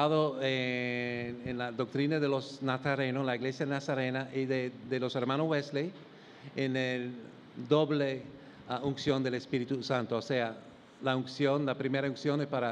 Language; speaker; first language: Spanish; non-native, fluent; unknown